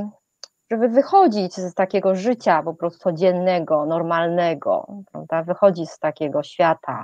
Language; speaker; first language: Polish; non-native, fluent; Chinese